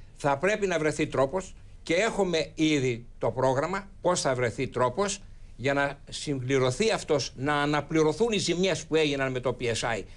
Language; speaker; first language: Greek; native; Greek